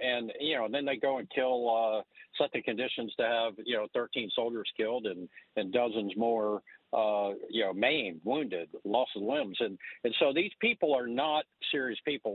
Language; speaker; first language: English; native; English